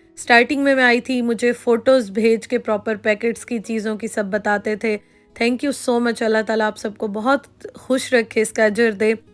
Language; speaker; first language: Urdu; native; Urdu